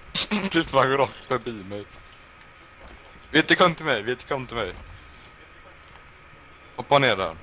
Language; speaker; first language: Swedish; native; Swedish